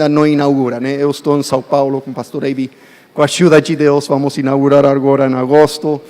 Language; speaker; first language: Portuguese; non-native, fluent; English